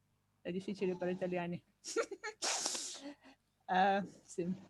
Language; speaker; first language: Italian; non-native, learner; Russian